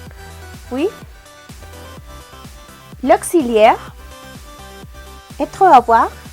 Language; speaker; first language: French; non-native, learner; Spanish